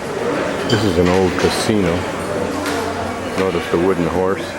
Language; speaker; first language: English; native; English